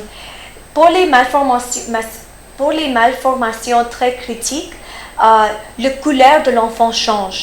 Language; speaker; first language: French; early bilingual, heritage; French